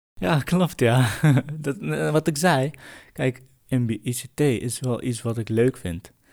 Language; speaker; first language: Dutch; non-native, fluent; Kurdish